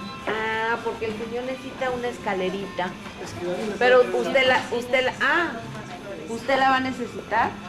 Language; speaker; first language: Spanish; native; Spanish